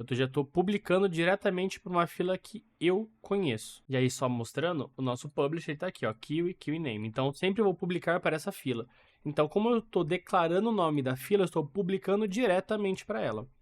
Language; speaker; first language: Portuguese; native; Portuguese